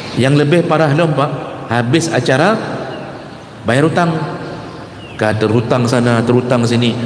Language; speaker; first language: Malay; non-native, local second language; Achinese